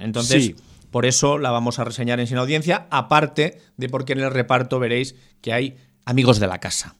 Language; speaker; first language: Spanish; native; Spanish